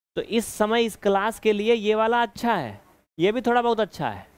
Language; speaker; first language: Hindi; native; Hindi